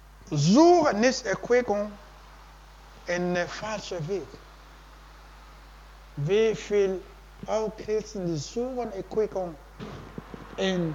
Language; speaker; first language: German; non-native, learner; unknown